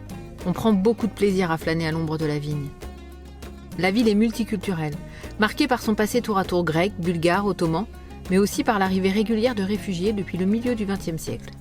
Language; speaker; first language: French; native; French